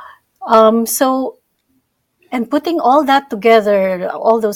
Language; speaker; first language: English; non-native, local second language; Filipino